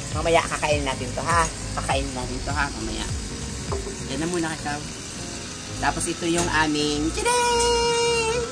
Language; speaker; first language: Filipino; non-native, local second language; Bikol